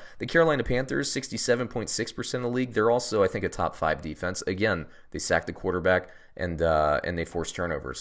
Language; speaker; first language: English; native; English